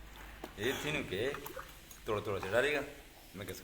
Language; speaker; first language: Hindi; non-native, learner; Pashto